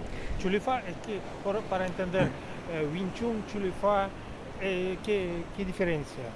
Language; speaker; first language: Spanish; non-native, fluent; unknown